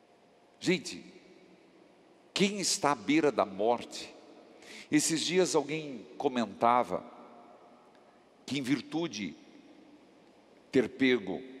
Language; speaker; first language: Portuguese; native; Portuguese